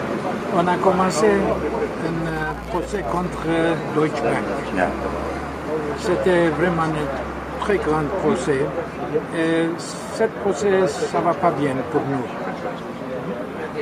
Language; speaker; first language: French; non-native, fluent; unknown